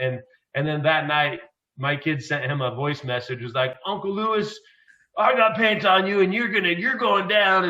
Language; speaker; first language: English; native; English